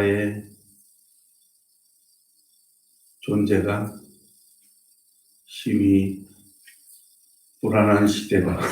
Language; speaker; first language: Korean; native; Korean